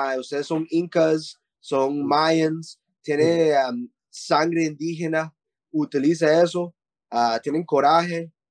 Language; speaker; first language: Spanish; early bilingual, heritage; Spanish